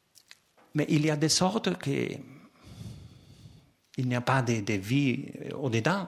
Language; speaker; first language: French; non-native, fluent; Spanish